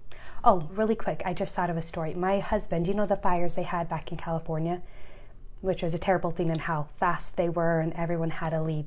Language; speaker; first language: English; native; English